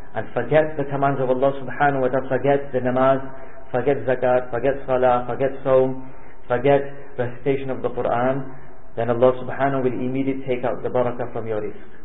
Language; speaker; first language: English; early bilingual, other home language; Urdu